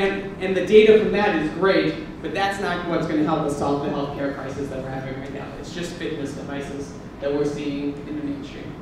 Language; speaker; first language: English; native; English